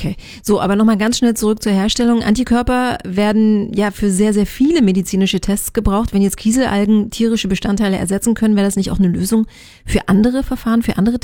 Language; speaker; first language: German; native; German